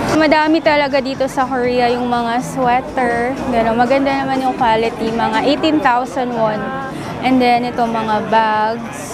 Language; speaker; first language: Filipino; native; Filipino